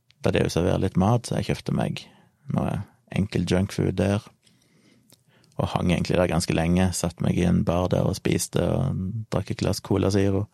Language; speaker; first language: Norwegian; native; Norwegian